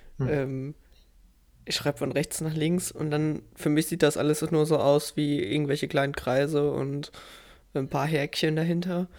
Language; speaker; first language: German; native; German